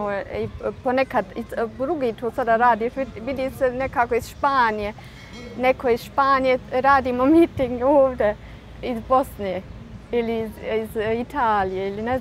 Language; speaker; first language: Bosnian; early bilingual, heritage; Bosnian